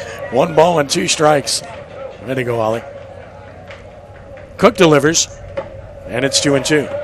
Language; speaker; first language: English; native; English